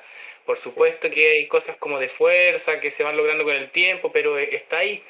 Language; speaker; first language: Spanish; native; Spanish